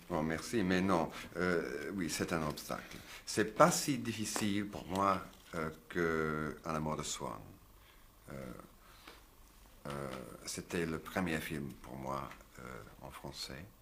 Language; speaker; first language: French; non-native, learner; English